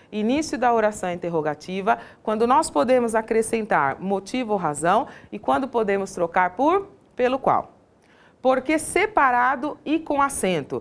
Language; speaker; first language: Portuguese; native; Portuguese